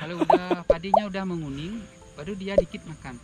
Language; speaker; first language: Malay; non-native, local second language; Balinese